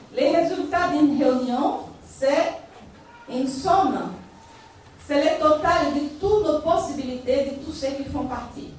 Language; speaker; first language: French; non-native, fluent; Portuguese